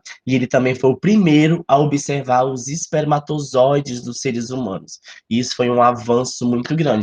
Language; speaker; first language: Portuguese; native; Portuguese